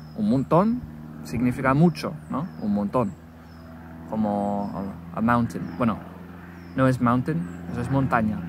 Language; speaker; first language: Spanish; non-native, fluent; English